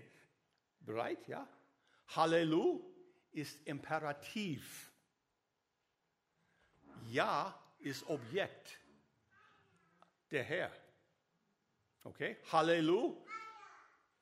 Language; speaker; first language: German; non-native, learner; English